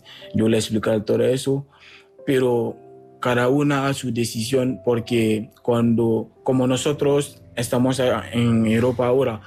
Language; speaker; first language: Spanish; non-native, fluent; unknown